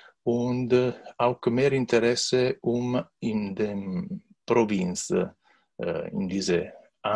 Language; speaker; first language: German; non-native, learner; Italian